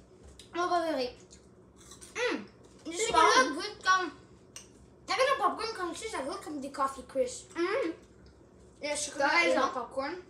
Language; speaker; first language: French; non-native, local second language; English